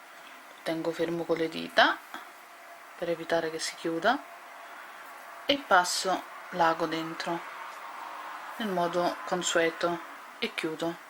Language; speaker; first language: Italian; native; Italian